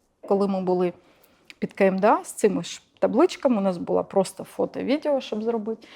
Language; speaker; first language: Ukrainian; non-native, local second language; Russian